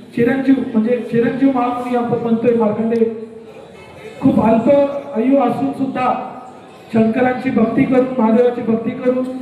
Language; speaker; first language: Marathi; non-native, local second language; Telugu